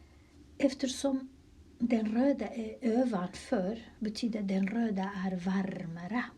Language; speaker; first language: Swedish; non-native, fluent; Kurdish